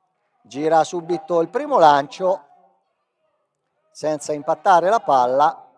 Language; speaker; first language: Italian; native; Italian